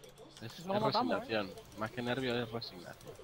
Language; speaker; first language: Spanish; native; Spanish